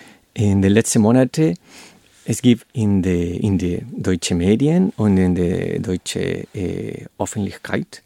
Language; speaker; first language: German; non-native, learner; Spanish